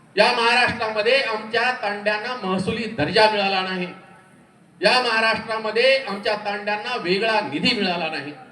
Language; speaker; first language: Marathi; non-native, local second language; Lambadi